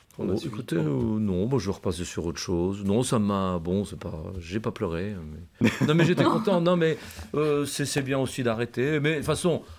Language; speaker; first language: French; native; French